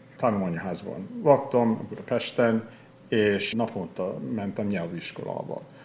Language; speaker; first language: Hungarian; non-native, fluent; English